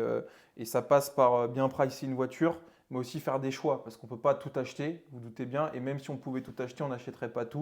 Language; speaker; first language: French; native; French